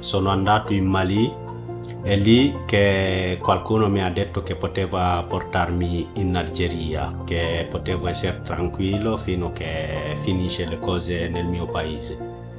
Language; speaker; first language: Italian; non-native, fluent; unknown